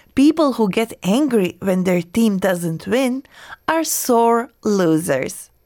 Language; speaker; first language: English; non-native, fluent; Croatian